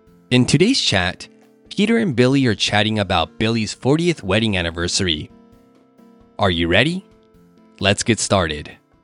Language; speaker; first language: English; native; English